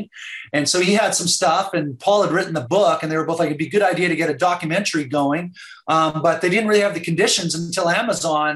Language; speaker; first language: English; native; English